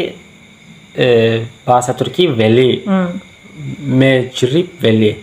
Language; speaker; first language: Indonesian; non-native, learner; Turkish